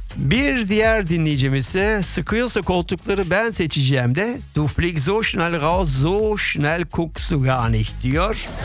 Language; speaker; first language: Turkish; early bilingual, heritage; Turkish